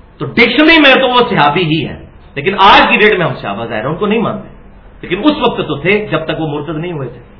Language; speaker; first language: Urdu; non-native, local second language; Punjabi